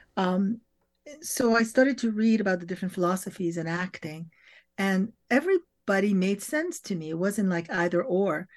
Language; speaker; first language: English; early bilingual, other home language; French